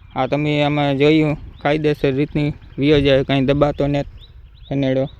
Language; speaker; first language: Gujarati; native; Gujarati